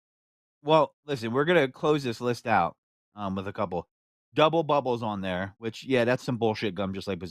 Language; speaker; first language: English; native; English